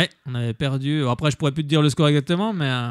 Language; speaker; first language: French; native; French